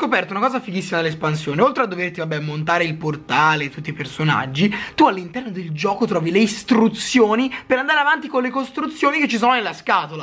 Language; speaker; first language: Italian; native; Italian